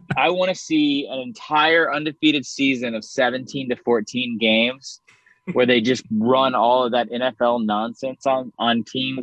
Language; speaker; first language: English; native; English